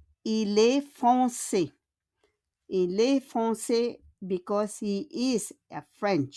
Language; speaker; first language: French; non-native, fluent; Filipino